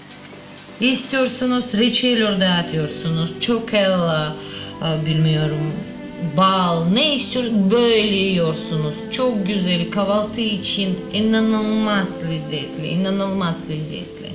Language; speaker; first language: Turkish; non-native, learner; Russian